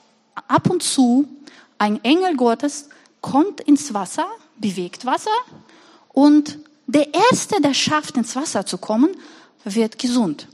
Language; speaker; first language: German; non-native, fluent; Russian